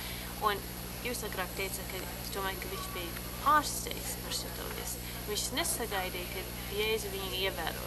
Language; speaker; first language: Latvian; early bilingual, heritage; Latvian